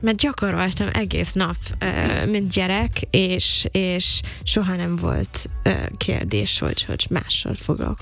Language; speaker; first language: Hungarian; non-native, fluent; English